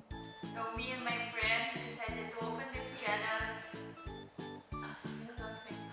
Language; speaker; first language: English; non-native, fluent; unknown